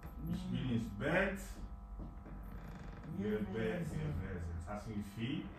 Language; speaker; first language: German; non-native, fluent; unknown